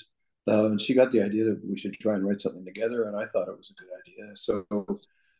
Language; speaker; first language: English; native; English